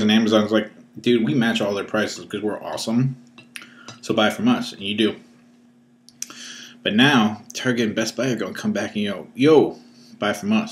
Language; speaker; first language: English; native; English